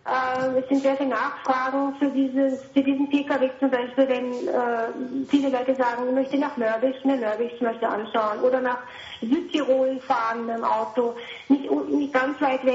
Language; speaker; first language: German; native; German